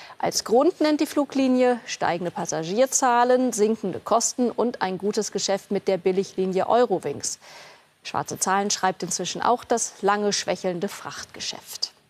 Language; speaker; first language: German; native; German